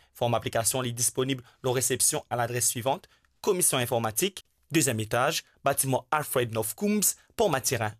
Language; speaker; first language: French; non-native, local second language; Morisyen